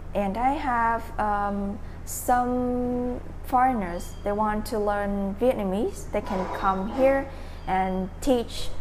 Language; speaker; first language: English; non-native, learner; Vietnamese